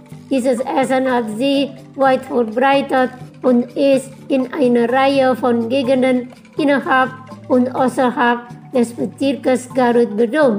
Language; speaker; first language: German; non-native, learner; Indonesian